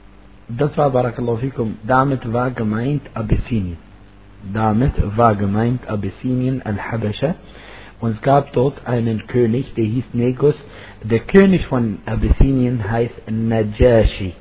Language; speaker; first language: German; non-native, fluent; Arabic